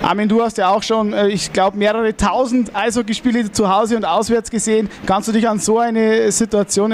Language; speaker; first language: German; native; German